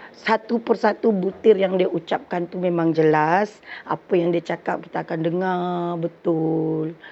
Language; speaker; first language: Malay; native; Malay